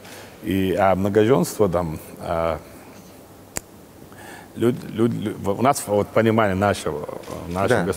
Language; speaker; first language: Russian; non-native, local second language; Chechen